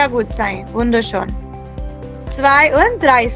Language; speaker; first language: German; non-native, fluent; Hindi